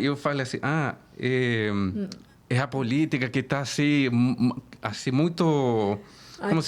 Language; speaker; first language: Portuguese; non-native, fluent; Spanish